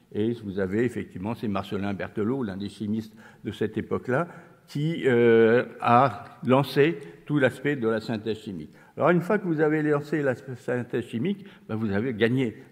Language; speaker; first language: French; native; French